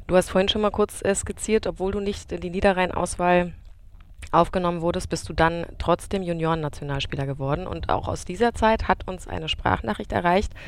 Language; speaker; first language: German; native; German